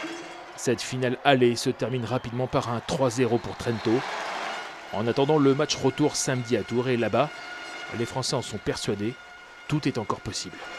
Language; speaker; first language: French; native; French